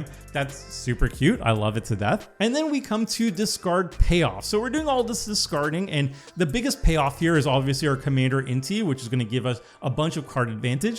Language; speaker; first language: English; native; English